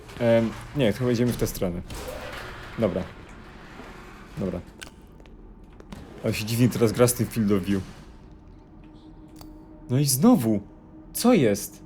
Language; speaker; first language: Polish; native; Polish